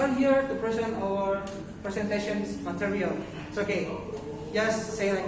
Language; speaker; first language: English; non-native, local second language; Indonesian